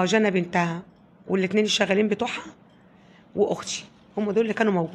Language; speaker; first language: Arabic; native; Arabic